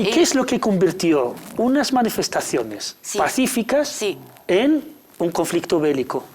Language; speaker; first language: Spanish; native; Spanish